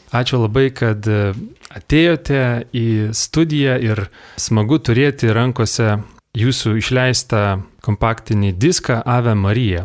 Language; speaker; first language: Lithuanian; native; Lithuanian